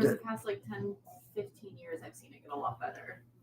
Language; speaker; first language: English; native; English